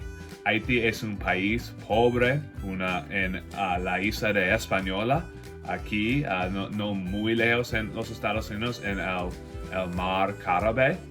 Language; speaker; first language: Spanish; non-native, fluent; English